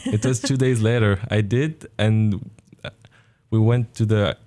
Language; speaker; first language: English; non-native, fluent; Arabic